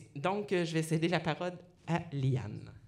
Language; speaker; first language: French; native; French